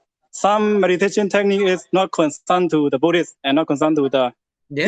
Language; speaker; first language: English; non-native, learner; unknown